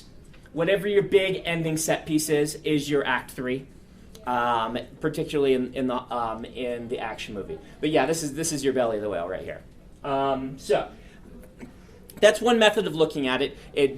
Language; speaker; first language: English; native; English